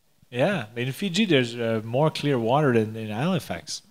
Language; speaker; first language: English; non-native, learner; French